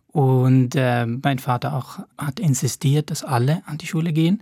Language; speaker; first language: German; non-native, fluent; Arabic